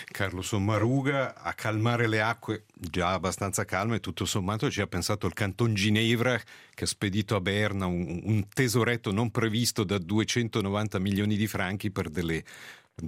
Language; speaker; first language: Italian; native; Italian